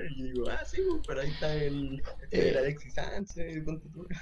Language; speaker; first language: Spanish; native; Spanish